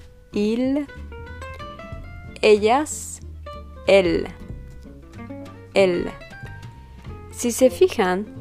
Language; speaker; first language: Spanish; non-native, fluent; French